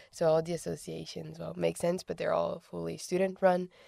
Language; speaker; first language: English; non-native, fluent; Portuguese